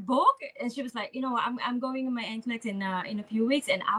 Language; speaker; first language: English; non-native, local second language; Filipino